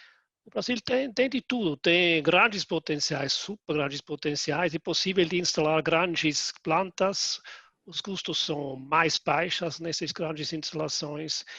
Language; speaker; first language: Portuguese; non-native, fluent; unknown